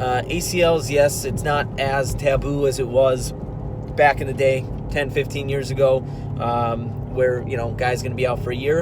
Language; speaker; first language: English; native; English